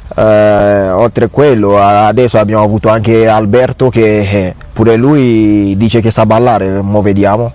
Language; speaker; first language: Italian; non-native, fluent; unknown